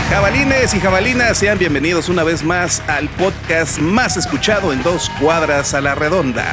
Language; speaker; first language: Spanish; native; Spanish